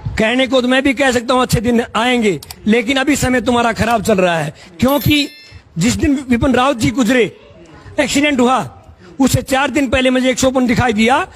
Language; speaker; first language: Hindi; native; Hindi